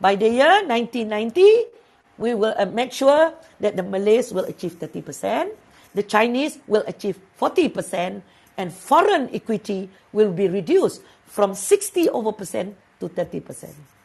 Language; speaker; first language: English; non-native, local second language; Malay